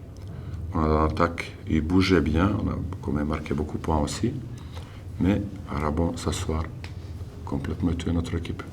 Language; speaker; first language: French; non-native, learner; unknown